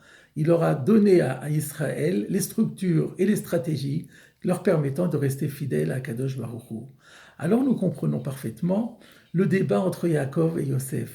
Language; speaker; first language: French; native; French